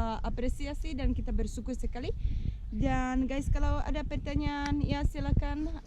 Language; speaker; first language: Indonesian; non-native, learner; Czech